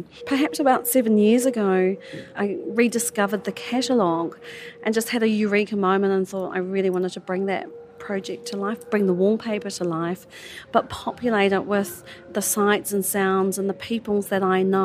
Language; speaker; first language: English; native; English